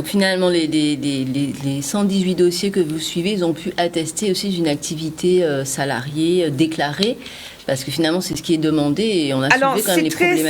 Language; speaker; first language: French; native; French